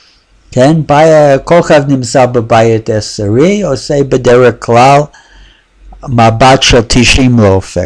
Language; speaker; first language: Hebrew; non-native, fluent; English